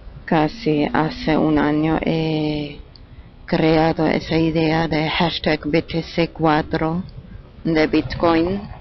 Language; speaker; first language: Spanish; non-native, fluent; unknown